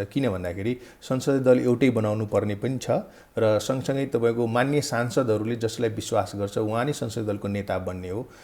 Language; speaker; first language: Nepali; non-native, local second language; Maithili